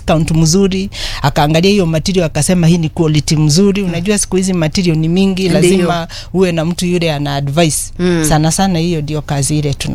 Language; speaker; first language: Swahili; non-native, local second language; Kikuyu